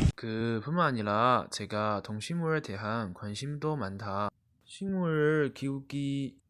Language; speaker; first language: Korean; non-native, learner; Chinese